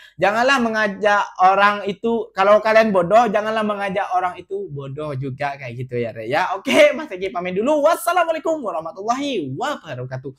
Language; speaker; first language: Indonesian; native; Indonesian